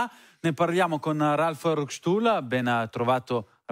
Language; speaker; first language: Italian; native; Italian